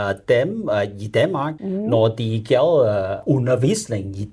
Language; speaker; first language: Danish; non-native, learner; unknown